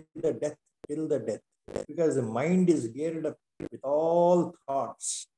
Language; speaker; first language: English; non-native, local second language; Kannada